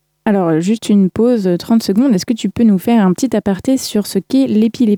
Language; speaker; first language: French; native; French